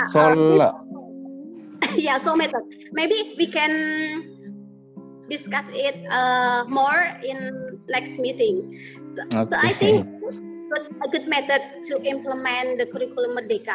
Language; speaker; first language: English; non-native, learner; Indonesian